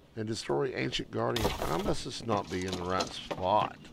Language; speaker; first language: English; native; English